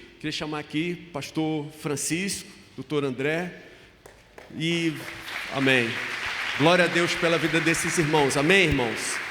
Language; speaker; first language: Portuguese; native; Portuguese